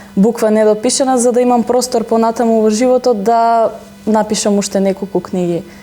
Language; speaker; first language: Macedonian; native; Macedonian